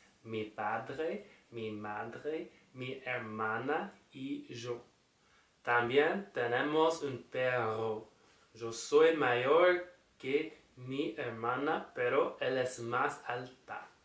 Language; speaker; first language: Spanish; non-native, learner; English